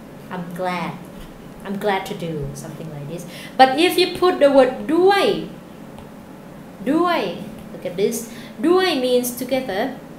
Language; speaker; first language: English; non-native, fluent; Thai